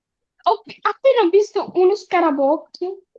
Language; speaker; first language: Italian; early bilingual, other home language; Bangla